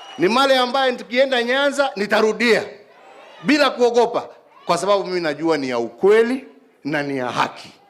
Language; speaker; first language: Swahili; non-native, local second language; Kikuyu